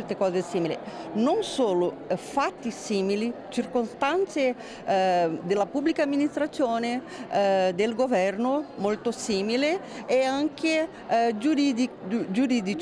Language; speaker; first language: Italian; non-native, fluent; Portuguese